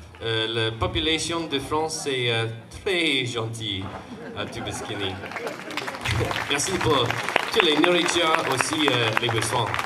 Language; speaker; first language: French; non-native, learner; English